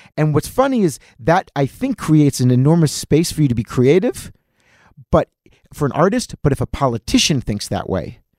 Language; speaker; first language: English; native; English